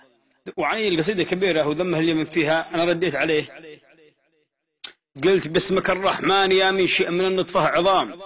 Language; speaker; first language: Arabic; native; Arabic